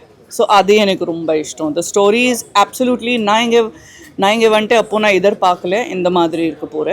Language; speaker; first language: Tamil; non-native, fluent; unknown